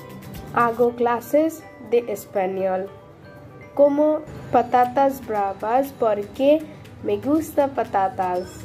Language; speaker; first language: Spanish; non-native, learner; Bangla